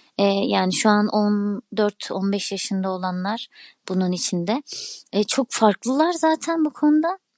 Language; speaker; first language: Turkish; native; Turkish